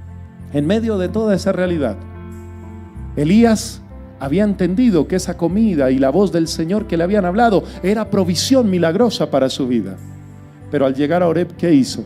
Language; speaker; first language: Spanish; native; Spanish